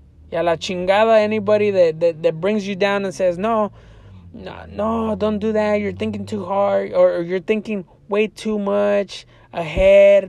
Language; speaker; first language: English; early bilingual, other home language; Spanish